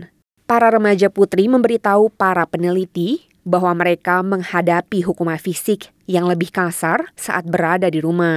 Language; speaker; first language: Indonesian; native; Indonesian